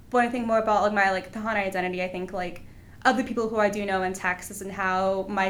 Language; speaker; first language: English; native; English